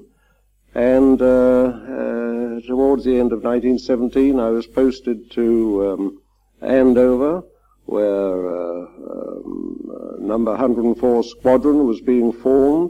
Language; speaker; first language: English; native; English